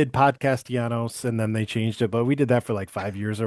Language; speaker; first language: English; native; English